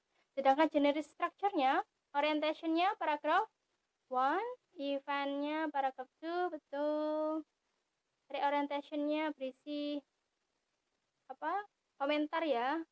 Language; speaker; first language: Indonesian; native; Indonesian